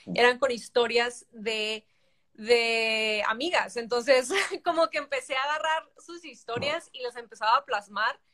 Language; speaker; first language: Spanish; native; Spanish